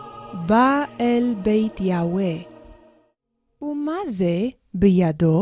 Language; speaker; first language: Hebrew; non-native, fluent; English